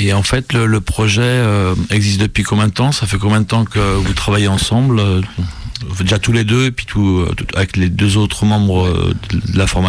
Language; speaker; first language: French; native; French